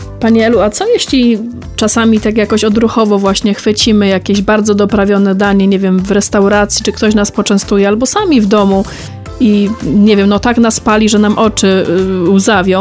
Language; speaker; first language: Polish; native; Polish